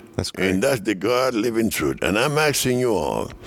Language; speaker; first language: English; non-native, fluent; Spanish